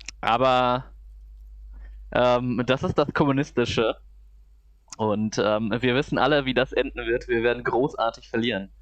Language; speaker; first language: German; native; German